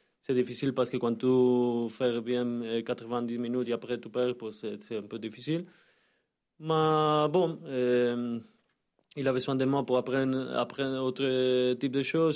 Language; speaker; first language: French; non-native, learner; Spanish